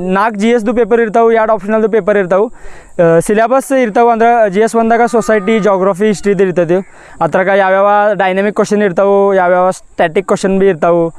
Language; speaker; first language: Kannada; non-native, local second language; Marathi